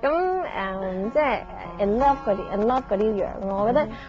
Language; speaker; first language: Cantonese; early bilingual, heritage; Cantonese